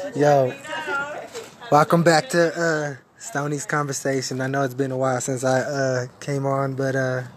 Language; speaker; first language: English; native; English